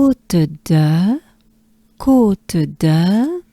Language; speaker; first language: French; native; French